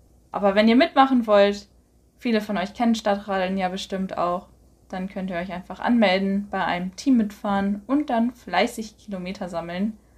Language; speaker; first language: German; native; German